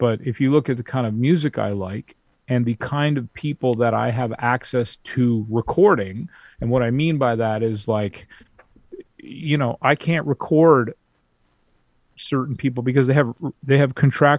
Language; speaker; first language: English; native; English